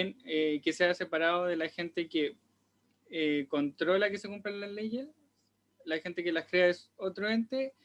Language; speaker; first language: Spanish; native; Spanish